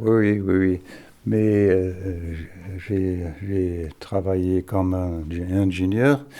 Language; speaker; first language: French; non-native, fluent; German